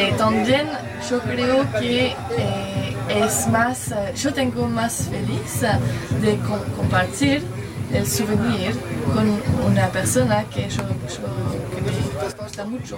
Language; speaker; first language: Spanish; non-native, learner; French